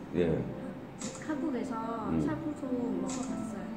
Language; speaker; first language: Korean; non-native, learner; Vietnamese